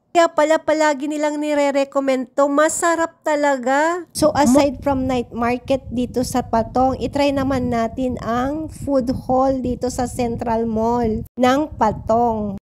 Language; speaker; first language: Filipino; non-native, local second language; Iloko